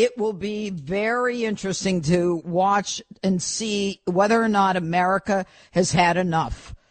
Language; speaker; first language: English; native; English